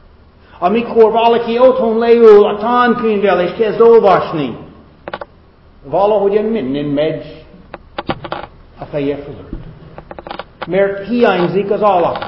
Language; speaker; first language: Hungarian; non-native, fluent; English